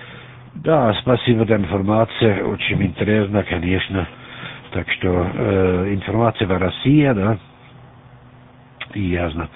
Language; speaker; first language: Russian; non-native, learner; German